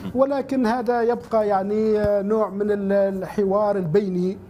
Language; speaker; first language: Arabic; native; Arabic